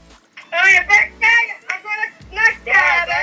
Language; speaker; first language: Portuguese; native; Portuguese